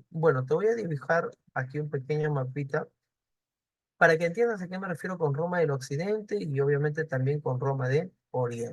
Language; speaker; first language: Spanish; native; Spanish